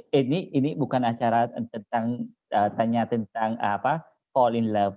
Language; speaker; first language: Indonesian; non-native, learner; Khmer